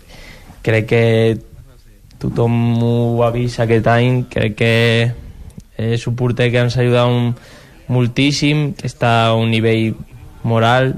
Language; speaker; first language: Catalan; non-native, local second language; Spanish